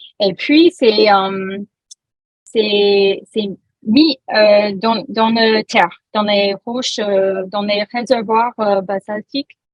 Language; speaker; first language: French; non-native, learner; English